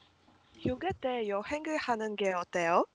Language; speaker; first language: Korean; non-native, learner; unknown